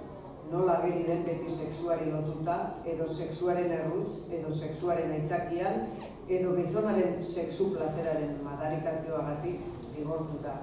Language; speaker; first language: Basque; native; Basque